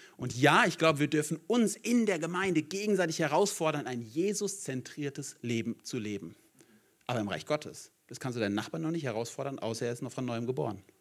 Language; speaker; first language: German; native; German